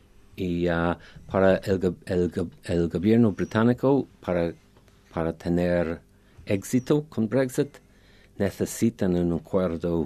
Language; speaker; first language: Spanish; non-native, fluent; English